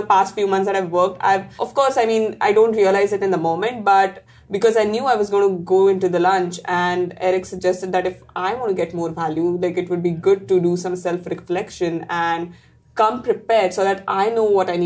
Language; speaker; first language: English; non-native, local second language; Marathi